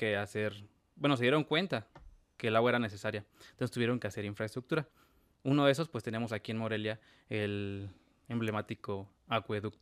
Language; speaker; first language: Spanish; native; Spanish